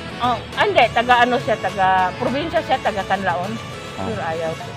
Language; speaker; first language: Filipino; non-native, local second language; Hiligaynon